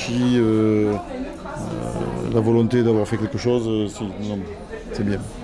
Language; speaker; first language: French; native; French